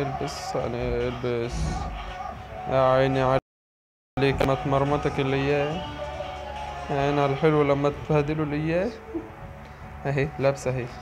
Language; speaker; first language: Arabic; native; Arabic